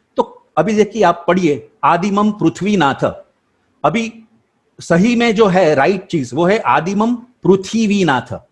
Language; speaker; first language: Hindi; non-native, local second language; Gujarati